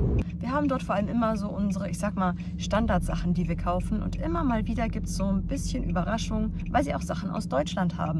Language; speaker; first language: German; native; German